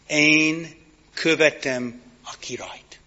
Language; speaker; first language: Hungarian; non-native, fluent; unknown